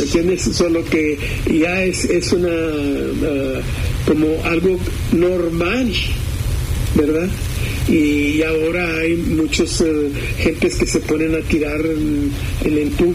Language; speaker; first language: Spanish; early bilingual, heritage; Spanish